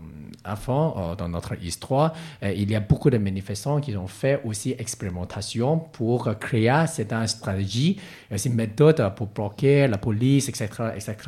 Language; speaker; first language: French; non-native, learner; Cantonese